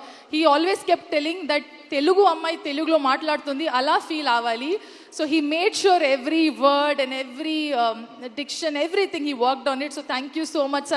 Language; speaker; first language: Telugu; non-native, learner; Kannada